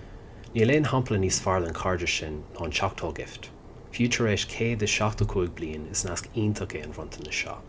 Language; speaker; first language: Irish; non-native, local second language; English